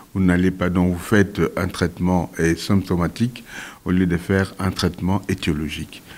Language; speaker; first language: French; non-native, local second language; Kongo